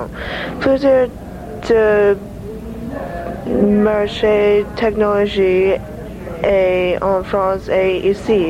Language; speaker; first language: French; non-native, learner; English